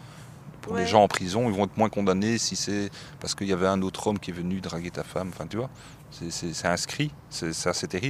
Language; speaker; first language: French; native; French